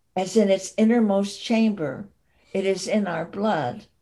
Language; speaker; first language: English; native; English